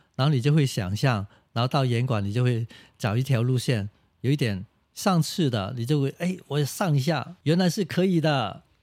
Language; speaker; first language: Chinese; non-native, local second language; Cantonese